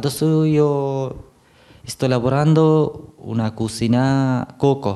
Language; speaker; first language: Italian; non-native, learner; Bangla